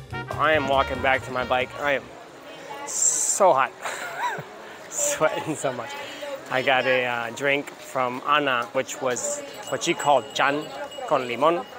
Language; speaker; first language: English; native; English